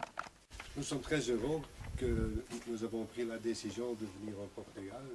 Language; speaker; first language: French; non-native, local second language; Dutch